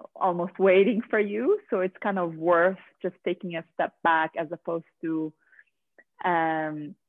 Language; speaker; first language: English; non-native, fluent; Arabic